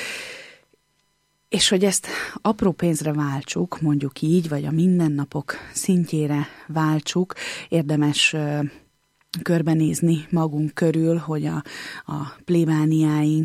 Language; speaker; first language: Hungarian; native; Hungarian